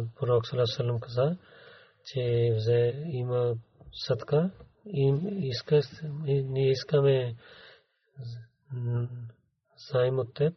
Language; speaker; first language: Bulgarian; non-native, learner; Urdu